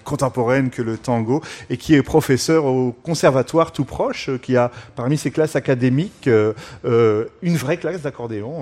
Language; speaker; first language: French; native; French